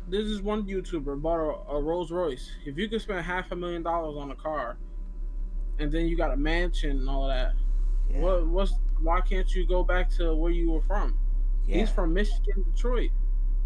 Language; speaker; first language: English; native; English